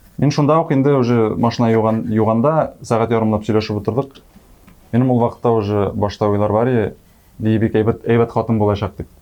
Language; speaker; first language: Tatar; native; Tatar